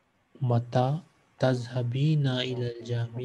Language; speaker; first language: Arabic; non-native, fluent; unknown